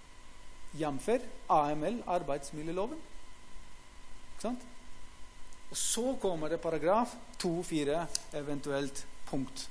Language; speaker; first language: Norwegian; non-native, fluent; Greek